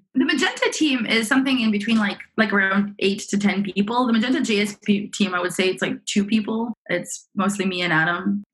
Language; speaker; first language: English; early bilingual, other home language; Romanian